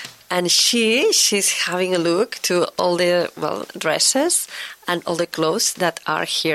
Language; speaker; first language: English; non-native, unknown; Catalan